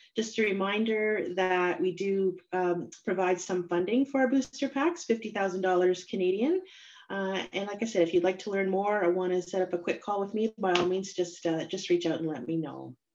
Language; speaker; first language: English; native; English